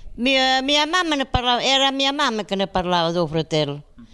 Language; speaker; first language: Italian; native; Italian